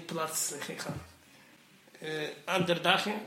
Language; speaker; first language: Dutch; non-native, learner; Arabic